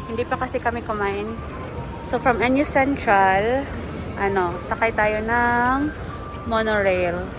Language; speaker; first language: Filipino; non-native, local second language; Cebuano